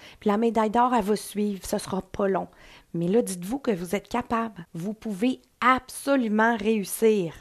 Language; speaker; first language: French; native; French